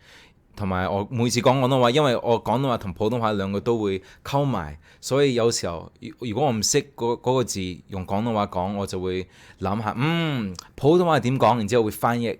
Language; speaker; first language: Cantonese; early bilingual, heritage; Cantonese